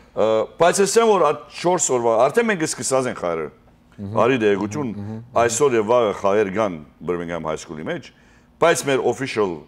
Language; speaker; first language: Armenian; early bilingual, heritage; Armenian